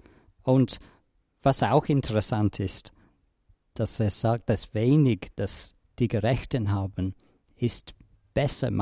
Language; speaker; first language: German; non-native, fluent; English